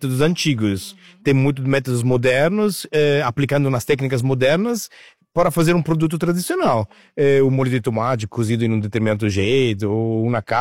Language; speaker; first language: Portuguese; non-native, fluent; Italian